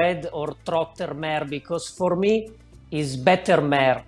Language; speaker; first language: English; non-native, learner; Italian